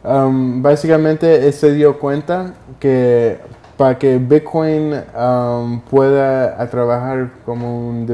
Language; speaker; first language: Spanish; early bilingual, heritage; Spanish